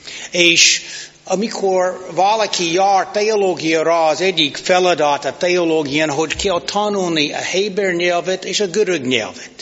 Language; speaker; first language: Hungarian; non-native, fluent; English